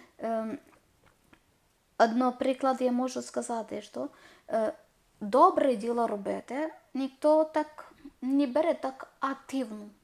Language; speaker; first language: Ukrainian; non-native, learner; Malayalam